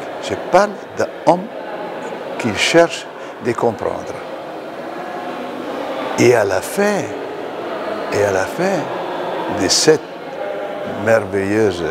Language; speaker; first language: French; non-native, fluent; Italian